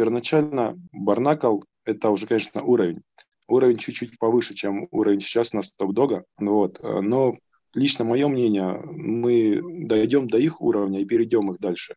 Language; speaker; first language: Russian; native; Russian